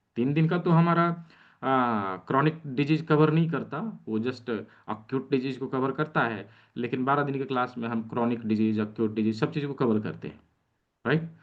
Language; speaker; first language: Hindi; native; Hindi